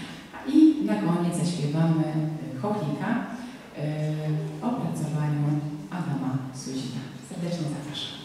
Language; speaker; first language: Polish; native; Polish